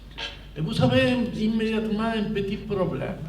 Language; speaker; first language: French; non-native, fluent; Spanish